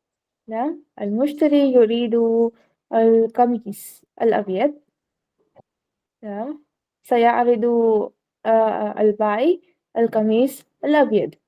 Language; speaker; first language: Arabic; non-native, fluent; Hindi